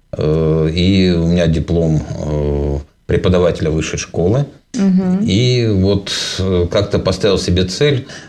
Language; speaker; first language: Russian; native; Russian